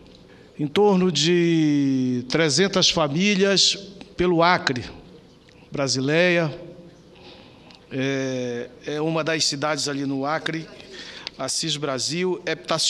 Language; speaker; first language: Portuguese; native; Portuguese